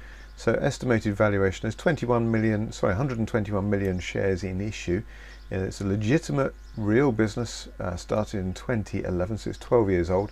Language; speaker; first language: English; native; English